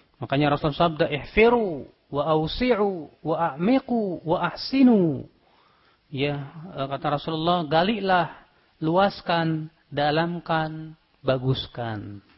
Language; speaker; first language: Indonesian; native; Indonesian